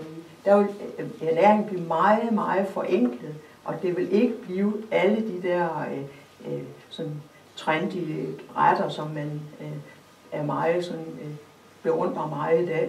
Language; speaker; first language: Danish; native; Danish